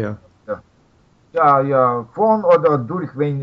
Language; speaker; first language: German; non-native, learner; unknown